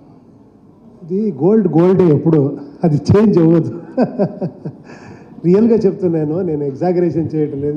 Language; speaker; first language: Telugu; non-native, learner; Kannada